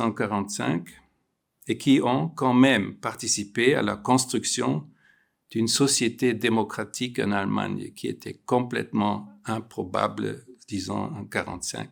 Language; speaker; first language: French; non-native, fluent; German